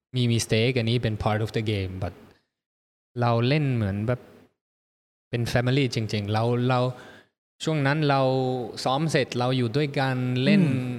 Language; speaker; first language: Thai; early bilingual, heritage; Thai